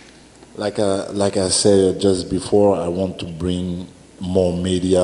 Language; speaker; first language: English; non-native, learner; French